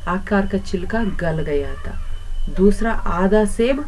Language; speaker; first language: Hindi; non-native, local second language; Kannada